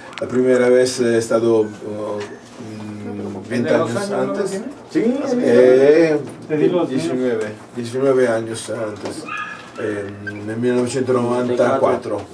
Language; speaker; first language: Spanish; non-native, learner; Italian